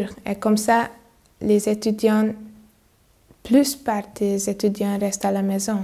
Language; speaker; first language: French; non-native, learner; Hungarian